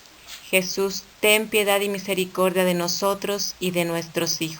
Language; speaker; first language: Spanish; native; Spanish